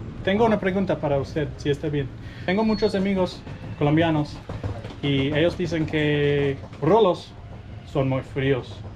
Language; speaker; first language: Spanish; non-native, learner; English